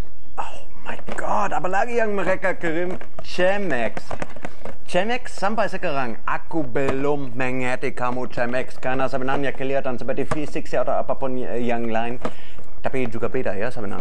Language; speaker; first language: Indonesian; non-native, fluent; German